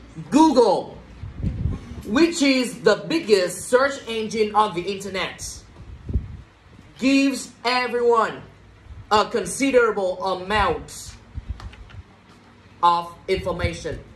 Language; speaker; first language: English; non-native, fluent; Vietnamese